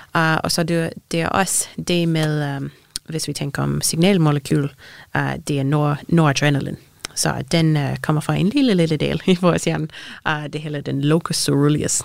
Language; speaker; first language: Danish; non-native, fluent; English